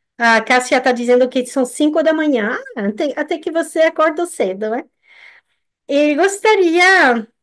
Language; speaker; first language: Portuguese; non-native, fluent; French